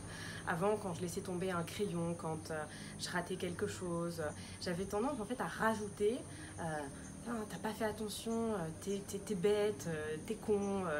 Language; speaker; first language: French; native; French